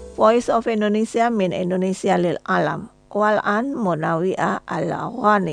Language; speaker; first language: Arabic; non-native, fluent; Indonesian